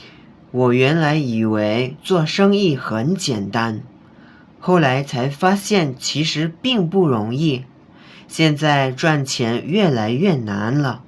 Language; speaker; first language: Chinese; non-native, fluent; Indonesian